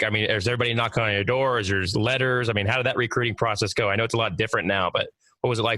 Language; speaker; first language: English; native; English